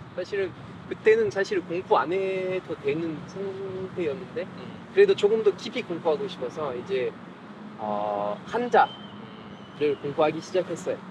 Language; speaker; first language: Korean; non-native, fluent; French